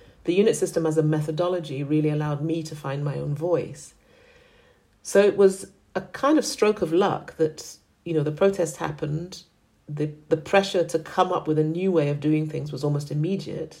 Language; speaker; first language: English; native; English